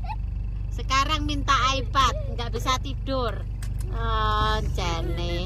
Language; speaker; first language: Indonesian; native; Indonesian